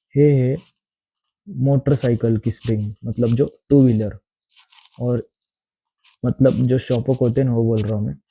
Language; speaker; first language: Hindi; non-native, local second language; Marathi